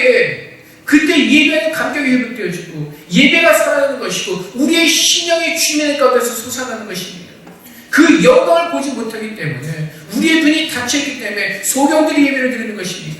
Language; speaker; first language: Korean; native; Korean